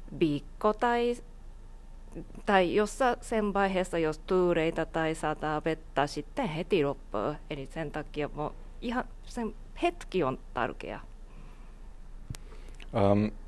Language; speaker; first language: Finnish; non-native, learner; Japanese